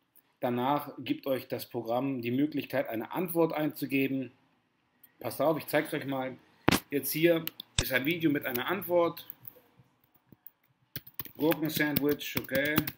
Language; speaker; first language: German; native; German